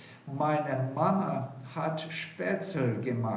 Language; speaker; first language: German; non-native, fluent; Portuguese